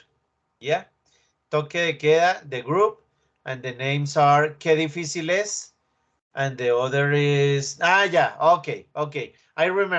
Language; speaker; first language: English; non-native, learner; Spanish